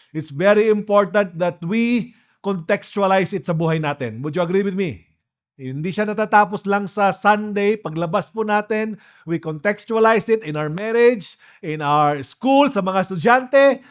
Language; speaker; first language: Filipino; non-native, local second language; Cebuano